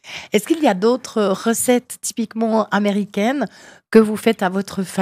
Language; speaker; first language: French; native; French